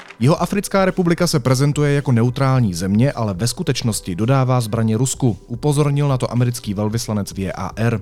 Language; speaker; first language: Czech; native; Czech